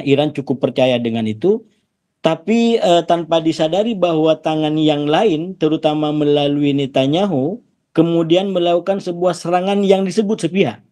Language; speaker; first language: Indonesian; native; Indonesian